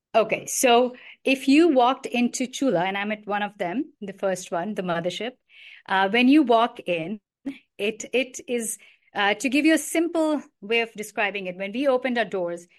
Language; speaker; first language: English; non-native, local second language; Hindi